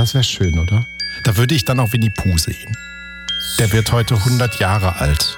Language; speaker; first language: German; native; German